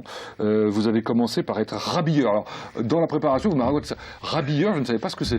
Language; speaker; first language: French; native; French